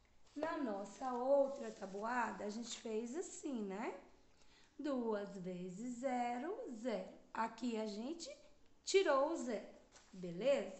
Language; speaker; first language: Portuguese; native; Portuguese